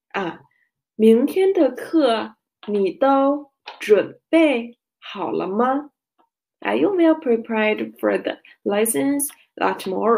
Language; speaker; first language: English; non-native, learner; Chinese